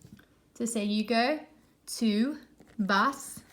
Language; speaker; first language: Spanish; non-native, fluent; English